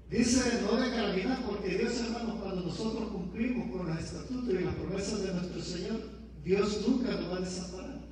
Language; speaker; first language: Spanish; native; Spanish